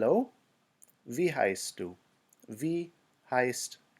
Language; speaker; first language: German; non-native, fluent; English